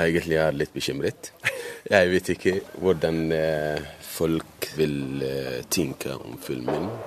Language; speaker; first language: Norwegian; non-native, learner; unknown